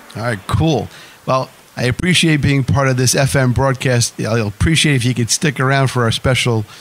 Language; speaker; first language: English; native; English